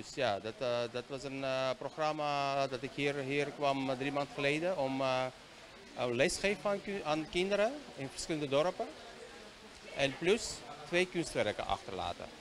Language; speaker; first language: Dutch; non-native, learner; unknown